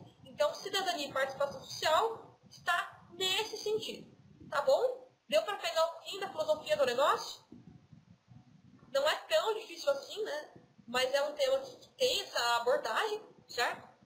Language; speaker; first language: Portuguese; native; Portuguese